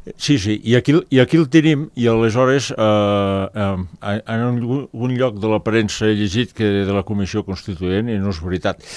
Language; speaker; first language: Catalan; native; Catalan